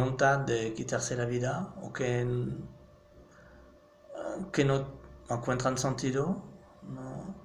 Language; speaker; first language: Spanish; non-native, fluent; French